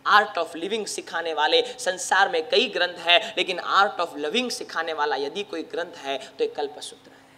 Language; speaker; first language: Hindi; non-native, local second language; Gujarati